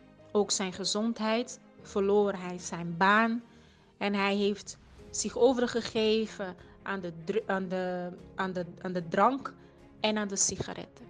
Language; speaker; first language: Dutch; non-native, fluent; Portuguese